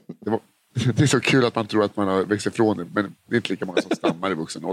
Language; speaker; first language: Swedish; native; Swedish